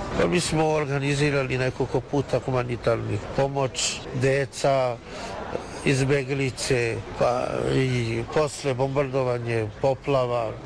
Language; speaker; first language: Serbian; non-native, learner; Chinese